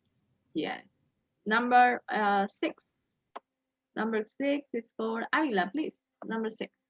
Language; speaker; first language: English; non-native, fluent; Spanish